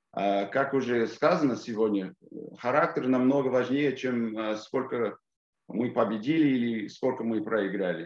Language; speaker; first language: Russian; non-native, fluent; English